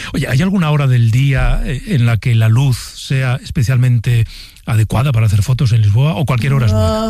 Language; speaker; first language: Spanish; native; Spanish